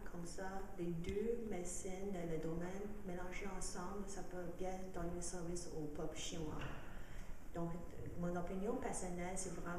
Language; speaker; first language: French; non-native, fluent; Chinese